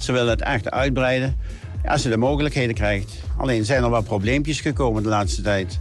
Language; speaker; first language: Dutch; native; Dutch